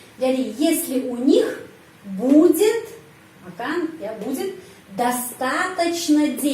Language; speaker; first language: Russian; non-native, fluent; Indonesian